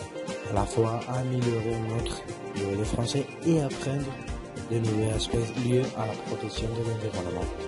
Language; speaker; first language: French; non-native, learner; Spanish